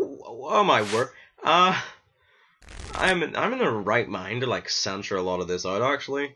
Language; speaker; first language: English; native; English